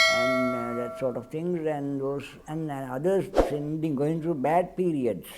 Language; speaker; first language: English; non-native, local second language; Sinhala